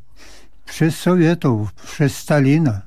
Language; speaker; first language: Polish; early bilingual, heritage; Polish